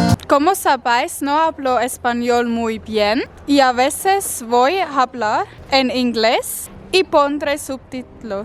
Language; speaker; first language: Spanish; non-native, learner; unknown